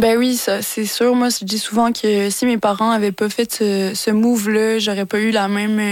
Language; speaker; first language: French; native; French